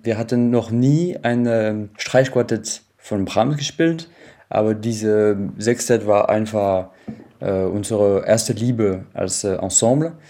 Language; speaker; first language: German; non-native, fluent; French